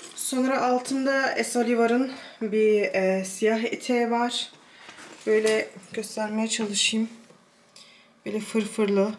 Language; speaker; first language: Turkish; early bilingual, heritage; Turkish